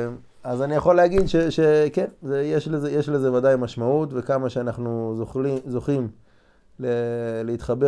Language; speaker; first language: Hebrew; non-native, fluent; English